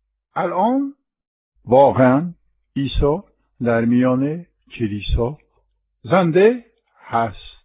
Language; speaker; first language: Persian; non-native, fluent; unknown